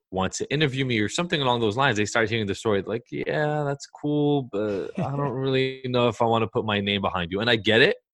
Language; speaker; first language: English; early bilingual, other home language; Hebrew